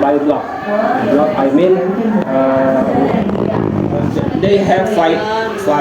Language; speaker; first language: English; non-native, learner; Indonesian